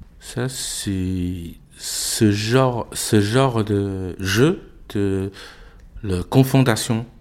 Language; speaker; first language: French; non-native, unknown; Chinese